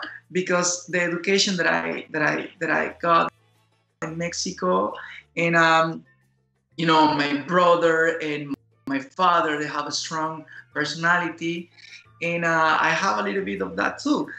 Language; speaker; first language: English; non-native, fluent; Spanish